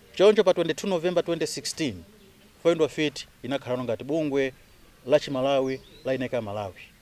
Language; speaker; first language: Nyanja; non-native, local second language; Tumbuka